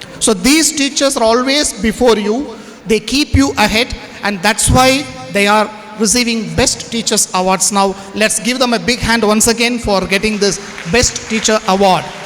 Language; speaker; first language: English; non-native, local second language; Tamil